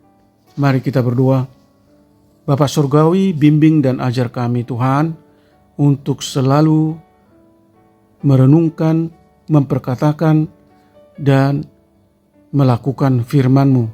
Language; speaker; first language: Indonesian; native; Indonesian